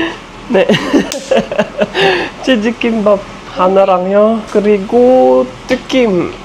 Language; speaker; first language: Korean; non-native, learner; Filipino